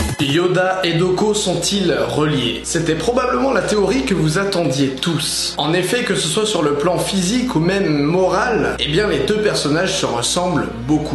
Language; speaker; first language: French; native; French